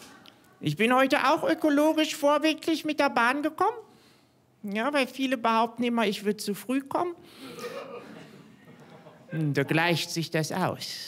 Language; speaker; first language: German; native; German